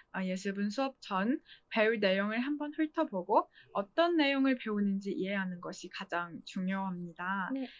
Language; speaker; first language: Korean; non-native, fluent; Chinese